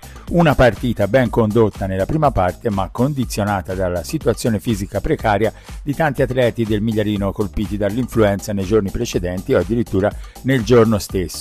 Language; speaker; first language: Italian; native; Italian